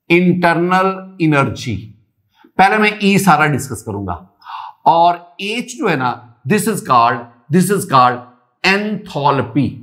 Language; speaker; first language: Urdu; non-native, local second language; Punjabi